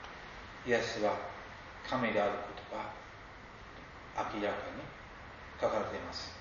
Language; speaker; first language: Japanese; non-native, fluent; English